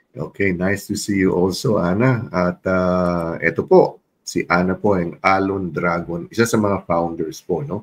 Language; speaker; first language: Filipino; non-native, local second language; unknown